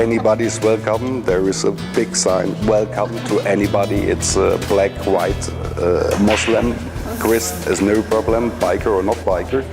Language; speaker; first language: English; non-native, learner; German